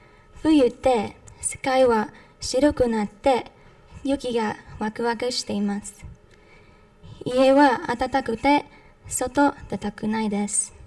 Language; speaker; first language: Japanese; non-native, learner; English